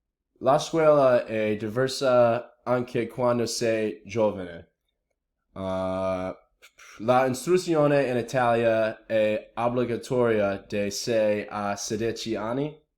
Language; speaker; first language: Italian; non-native, learner; English